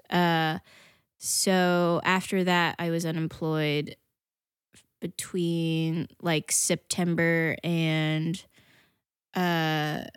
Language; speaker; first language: English; native; English